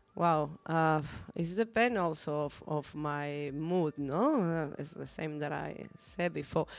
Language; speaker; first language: English; non-native, learner; Spanish